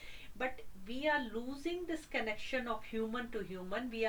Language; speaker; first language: English; non-native, local second language; Hindi